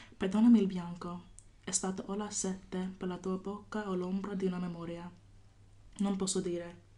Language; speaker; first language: Italian; non-native, fluent; English